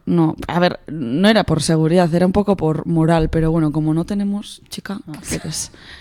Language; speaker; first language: Spanish; non-native, local second language; Basque